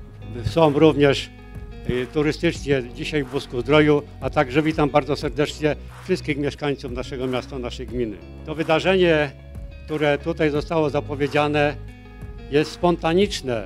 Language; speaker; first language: Polish; native; Polish